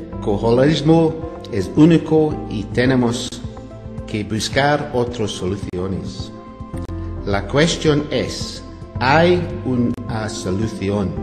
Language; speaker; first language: Spanish; non-native, learner; English